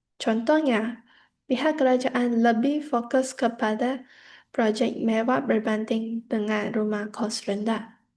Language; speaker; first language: Malay; non-native, local second language; Chinese